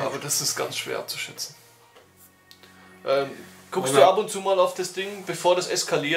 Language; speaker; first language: German; native; German